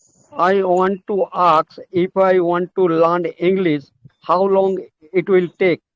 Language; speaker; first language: English; non-native, learner; Hindi